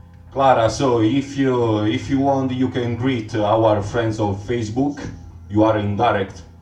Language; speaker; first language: English; non-native, learner; Italian